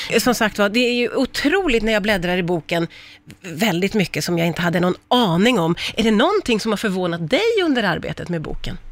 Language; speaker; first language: Swedish; native; Swedish